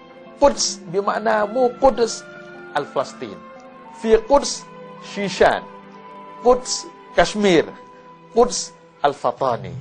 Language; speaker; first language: Arabic; non-native, learner; Malay